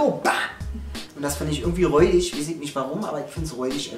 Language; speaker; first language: German; native; German